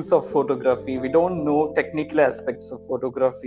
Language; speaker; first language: English; non-native, local second language; Malayalam